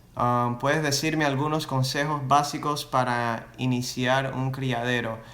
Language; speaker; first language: Spanish; early bilingual, other home language; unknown